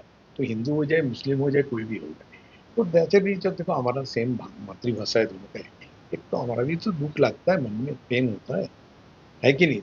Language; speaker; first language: Hindi; non-native, local second language; Bangla